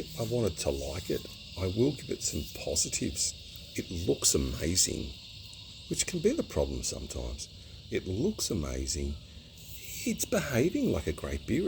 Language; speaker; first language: English; native; English